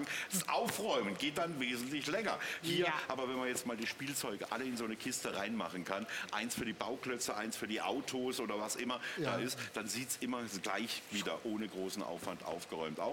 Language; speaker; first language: German; native; German